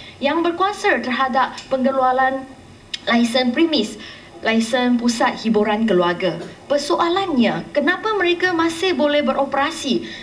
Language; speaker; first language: Malay; non-native, local second language; Chinese